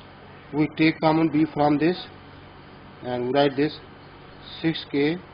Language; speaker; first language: English; non-native, local second language; Urdu